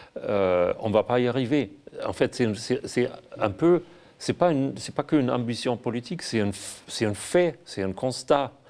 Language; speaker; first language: French; non-native, fluent; German